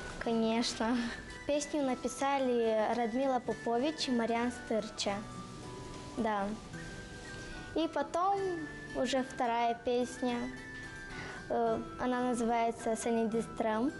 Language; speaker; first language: Russian; non-native, local second language; Romanian